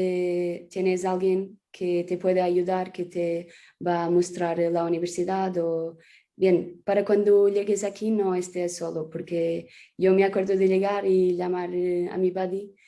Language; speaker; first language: Spanish; non-native, fluent; Portuguese